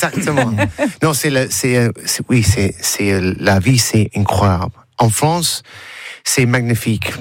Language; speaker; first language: French; non-native, learner; English